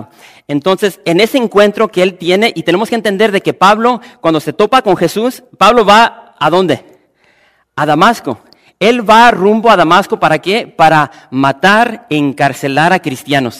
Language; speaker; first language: Spanish; native; Spanish